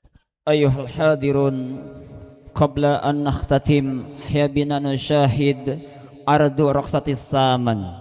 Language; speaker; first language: Arabic; non-native, learner; Indonesian